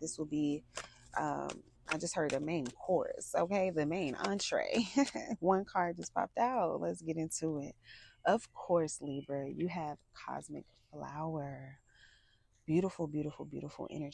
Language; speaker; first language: English; native; English